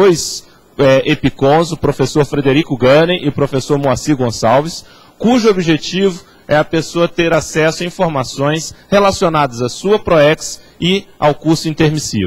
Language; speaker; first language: Portuguese; native; Portuguese